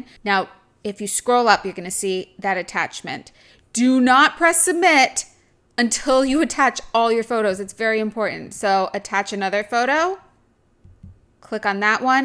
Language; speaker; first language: English; native; English